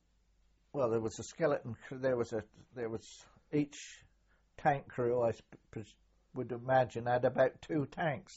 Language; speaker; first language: English; native; English